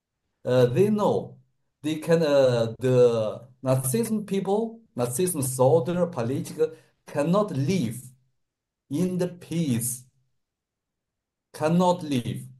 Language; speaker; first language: English; non-native, learner; Russian